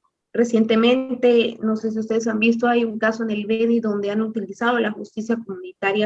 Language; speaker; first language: Spanish; native; Spanish